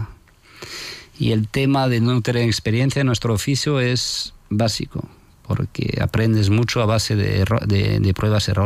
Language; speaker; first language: Spanish; non-native, fluent; French